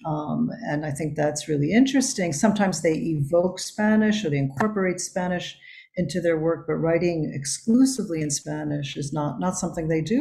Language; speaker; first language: English; early bilingual, other home language; Spanish